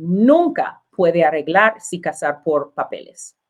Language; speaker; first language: Spanish; non-native, learner; English